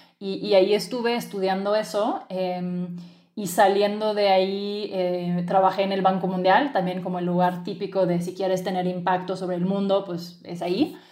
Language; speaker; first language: Spanish; early bilingual, other home language; French